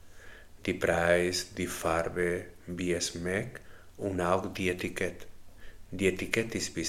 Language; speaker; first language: German; non-native, learner; Spanish